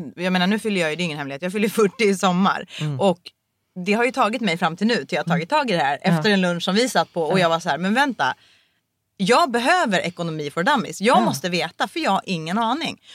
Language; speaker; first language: Swedish; native; Swedish